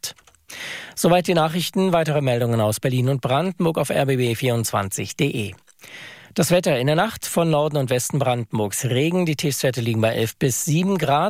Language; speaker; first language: German; native; German